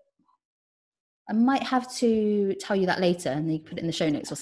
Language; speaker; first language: English; native; English